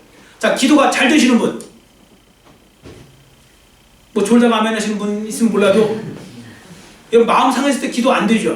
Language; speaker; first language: Korean; native; Korean